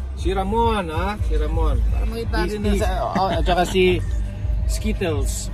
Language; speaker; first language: Filipino; non-native, local second language; Cebuano